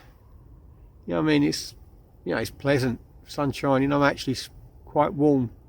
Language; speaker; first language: English; native; English